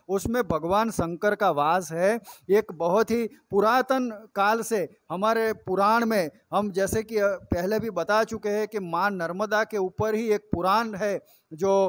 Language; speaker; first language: Hindi; non-native, local second language; Gujarati